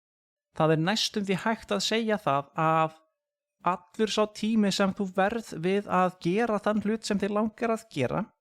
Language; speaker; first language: Icelandic; non-native, fluent; English